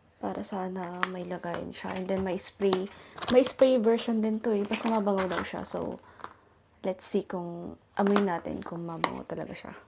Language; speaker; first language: Filipino; native; Filipino